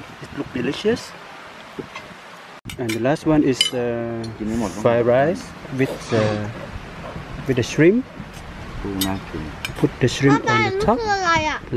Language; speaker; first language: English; non-native, learner; Thai